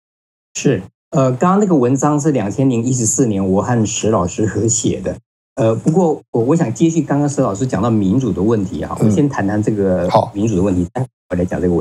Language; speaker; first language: Chinese; native; Chinese